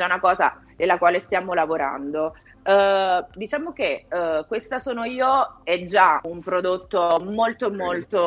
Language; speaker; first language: Italian; native; Italian